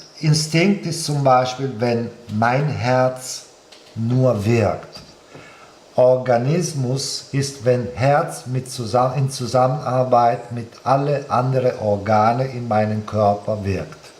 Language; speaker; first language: German; non-native, fluent; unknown